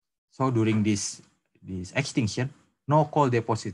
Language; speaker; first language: English; non-native, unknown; Indonesian